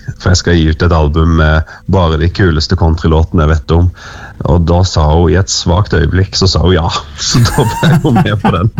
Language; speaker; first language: Norwegian; native; Norwegian